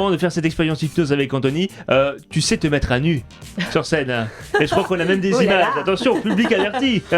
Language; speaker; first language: French; native; French